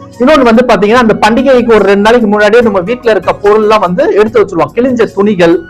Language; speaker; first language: Tamil; native; Tamil